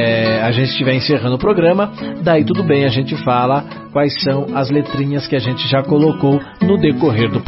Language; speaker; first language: Portuguese; native; Portuguese